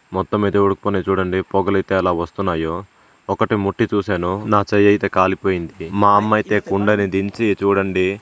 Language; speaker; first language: Telugu; non-native, local second language; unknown